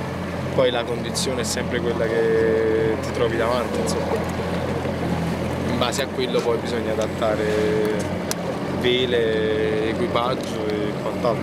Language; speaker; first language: Italian; native; Italian